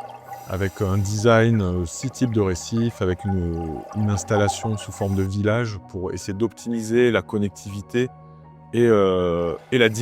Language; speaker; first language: French; native; French